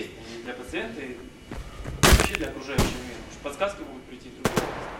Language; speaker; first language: Russian; native; Russian